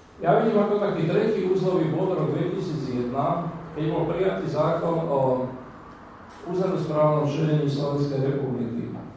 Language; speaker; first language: Slovak; non-native, local second language; Hungarian